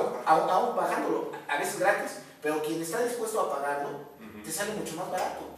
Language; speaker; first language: Spanish; native; Spanish